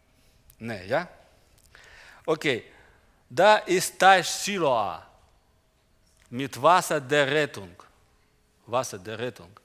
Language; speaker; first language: German; non-native, learner; Russian